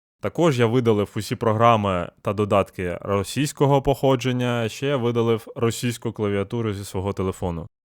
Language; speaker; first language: Ukrainian; non-native, local second language; Russian